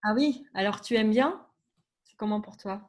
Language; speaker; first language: French; non-native, fluent; Vietnamese